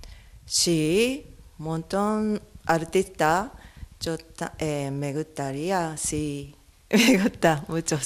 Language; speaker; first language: Spanish; non-native, learner; Japanese